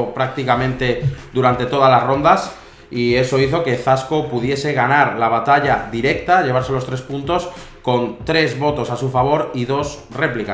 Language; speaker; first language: Spanish; native; Spanish